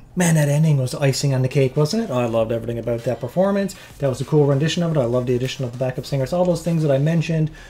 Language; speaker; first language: English; native; English